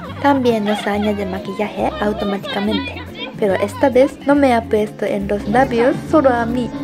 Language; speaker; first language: Spanish; non-native, fluent; Japanese